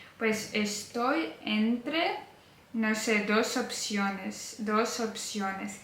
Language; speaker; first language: Spanish; non-native, fluent; Ukrainian